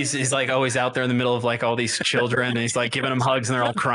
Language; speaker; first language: English; native; English